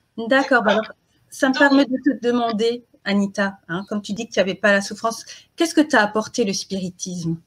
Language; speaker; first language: French; native; French